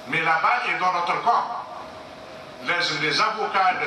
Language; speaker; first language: French; non-native, local second language; Arabic